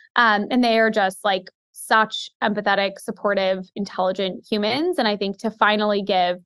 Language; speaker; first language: English; native; English